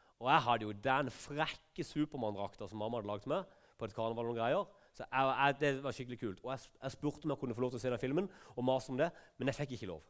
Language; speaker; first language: Norwegian; native; Norwegian